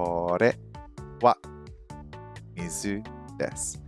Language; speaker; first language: Japanese; non-native, learner; English